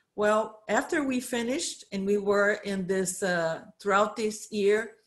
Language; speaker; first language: English; non-native, fluent; Portuguese